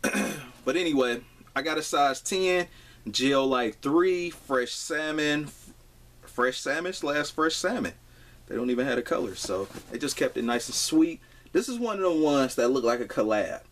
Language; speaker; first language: English; native; English